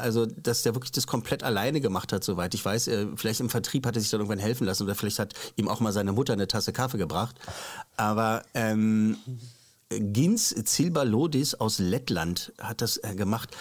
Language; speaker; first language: German; native; German